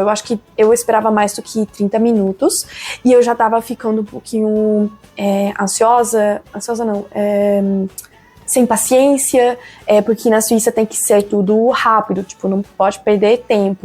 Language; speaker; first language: Portuguese; non-native, fluent; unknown